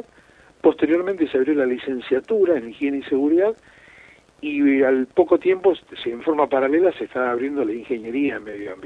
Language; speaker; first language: Spanish; native; Spanish